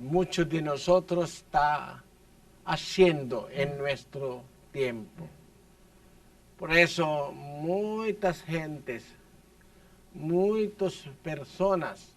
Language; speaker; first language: Spanish; non-native, learner; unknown